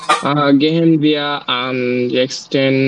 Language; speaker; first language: German; non-native, learner; Bangla